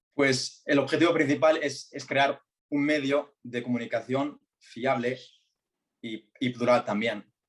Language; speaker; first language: Spanish; early bilingual, other home language; Arabic